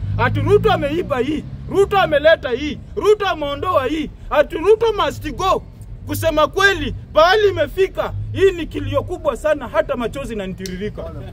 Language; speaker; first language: Swahili; non-native, local second language; Luyia